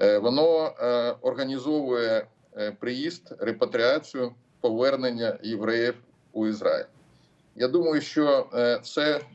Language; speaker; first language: Ukrainian; non-native, local second language; Russian